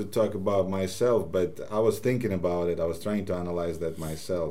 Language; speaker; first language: English; non-native, fluent; Ukrainian